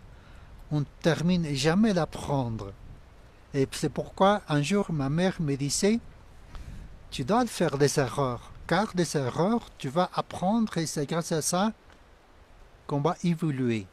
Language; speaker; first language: French; non-native, fluent; Spanish